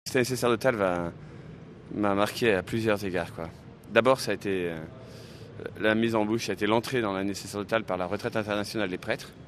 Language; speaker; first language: French; native; French